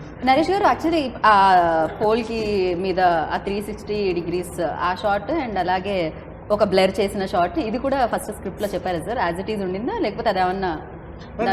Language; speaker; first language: Telugu; native; Telugu